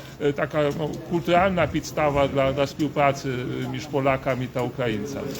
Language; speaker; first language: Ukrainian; non-native, learner; Polish